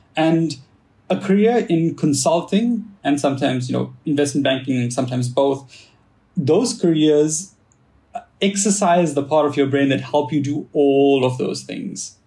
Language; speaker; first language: English; native; English